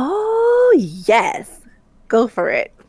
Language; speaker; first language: English; native; English